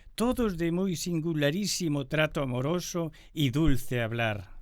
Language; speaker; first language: Spanish; native; Spanish